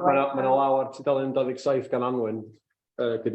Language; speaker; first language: Welsh; native; Welsh